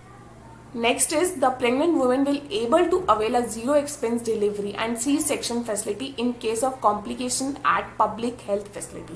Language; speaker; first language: Hindi; native; Hindi